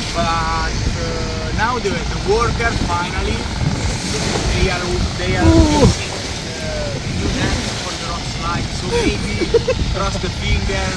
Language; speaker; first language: English; non-native, learner; Italian